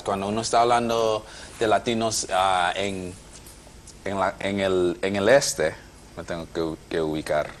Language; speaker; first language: Spanish; non-native, fluent; English